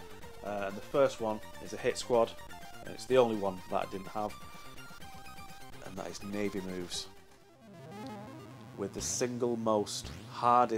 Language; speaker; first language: English; native; English